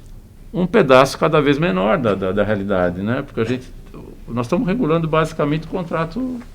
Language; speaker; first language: Portuguese; native; Portuguese